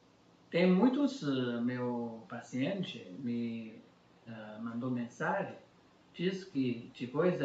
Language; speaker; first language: Portuguese; non-native, fluent; Chinese